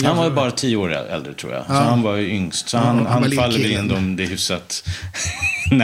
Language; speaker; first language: Swedish; native; Swedish